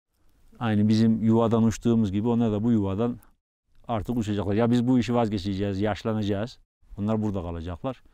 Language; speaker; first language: Turkish; native; Turkish